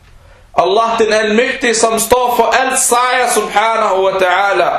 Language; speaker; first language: Danish; early bilingual, other home language; Arabic